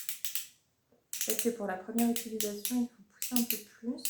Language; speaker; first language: French; native; French